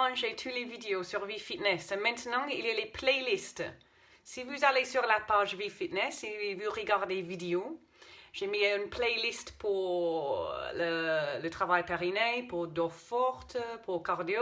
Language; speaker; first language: French; non-native, fluent; English